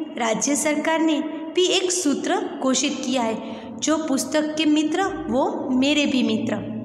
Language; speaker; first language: Hindi; non-native, local second language; Gujarati